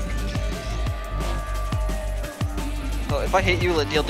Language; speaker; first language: English; native; English